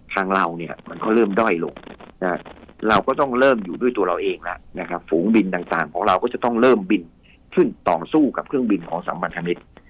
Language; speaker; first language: Thai; native; Thai